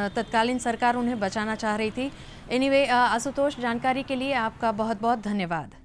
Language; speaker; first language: Hindi; non-native, local second language; Gujarati